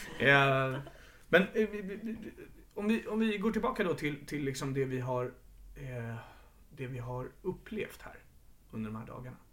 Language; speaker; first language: Swedish; native; Swedish